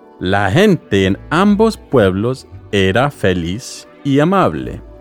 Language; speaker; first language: Spanish; non-native, fluent; English